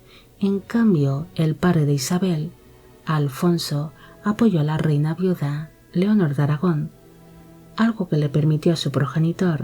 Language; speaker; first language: Spanish; native; Spanish